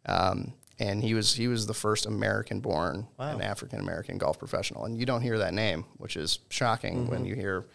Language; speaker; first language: English; native; English